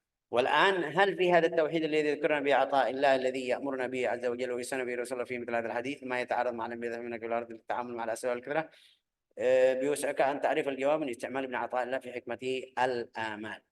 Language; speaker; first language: Arabic; native; Arabic